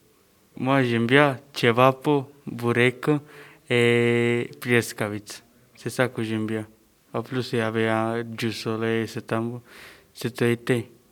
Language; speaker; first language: French; non-native, fluent; Serbian